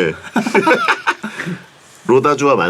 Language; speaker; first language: Korean; native; Korean